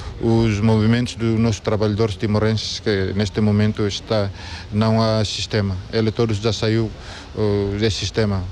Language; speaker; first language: Portuguese; non-native, local second language; Tetum